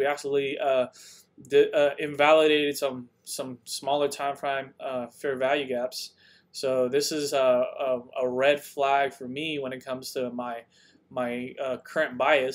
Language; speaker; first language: English; native; English